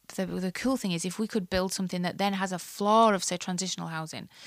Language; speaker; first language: English; native; English